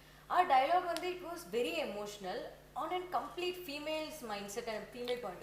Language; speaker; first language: Telugu; non-native, learner; Tamil